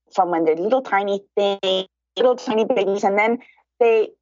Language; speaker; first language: English; early bilingual, other home language; Spanish